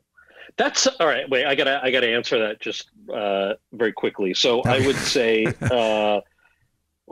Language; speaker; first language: English; native; English